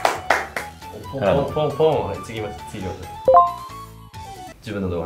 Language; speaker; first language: Japanese; native; Japanese